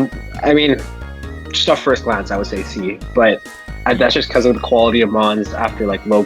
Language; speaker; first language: English; native; English